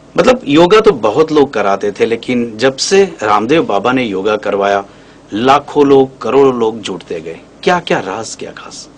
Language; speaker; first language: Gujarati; native; Gujarati